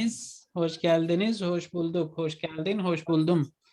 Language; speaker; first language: Turkish; non-native, fluent; Urdu